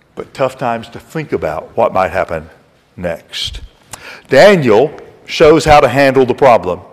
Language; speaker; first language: English; native; English